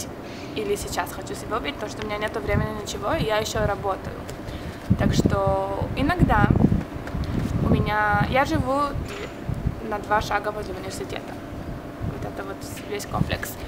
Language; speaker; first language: Russian; early bilingual, heritage; Russian